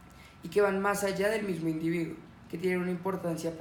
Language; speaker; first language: Spanish; native; Spanish